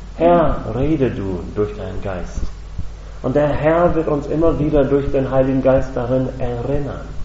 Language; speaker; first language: German; non-native, fluent; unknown